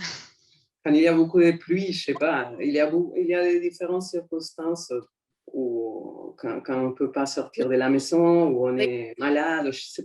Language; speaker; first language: French; non-native, fluent; Spanish